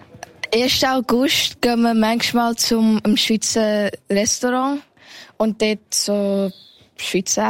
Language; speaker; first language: German; early bilingual, heritage; German